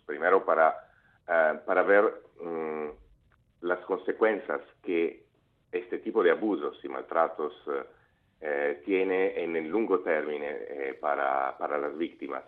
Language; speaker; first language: Spanish; non-native, learner; Italian